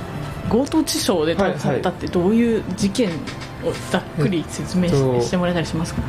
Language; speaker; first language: Japanese; native; Japanese